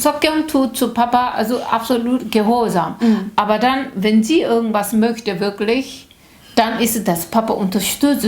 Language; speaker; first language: German; non-native, learner; Korean